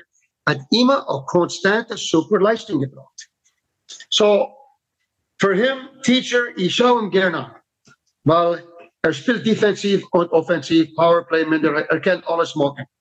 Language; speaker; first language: German; non-native, fluent; English